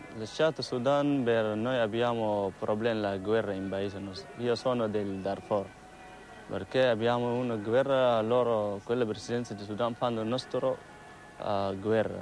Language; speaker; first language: Italian; non-native, learner; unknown